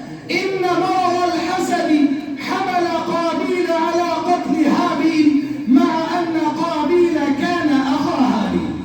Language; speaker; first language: Arabic; non-native, learner; Urdu